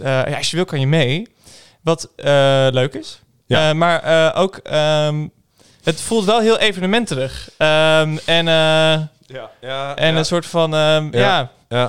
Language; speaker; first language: Dutch; native; Dutch